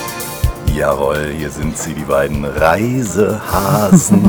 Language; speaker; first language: German; native; German